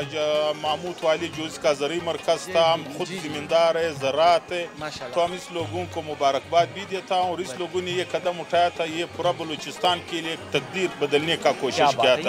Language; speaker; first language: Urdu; non-native, local second language; Pashto